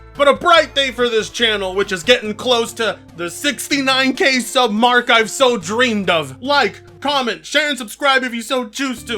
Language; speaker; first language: English; native; English